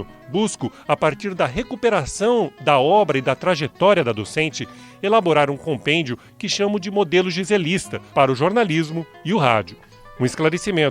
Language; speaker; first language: Portuguese; native; Portuguese